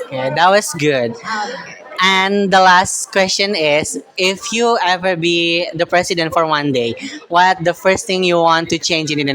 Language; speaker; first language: English; non-native, learner; Indonesian